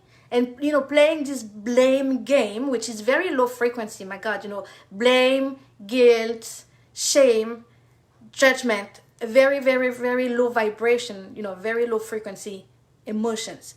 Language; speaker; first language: English; non-native, fluent; French